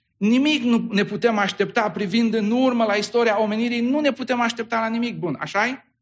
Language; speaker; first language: Romanian; native; Romanian